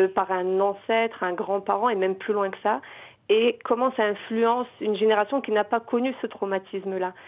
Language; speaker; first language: French; native; French